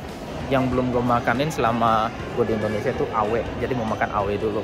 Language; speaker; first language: Indonesian; native; Indonesian